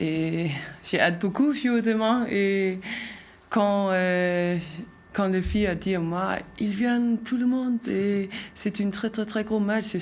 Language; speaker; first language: French; non-native, learner; Danish